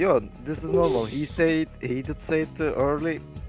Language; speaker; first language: English; non-native, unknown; Turkish